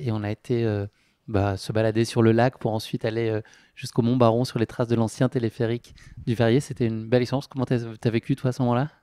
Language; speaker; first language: French; native; French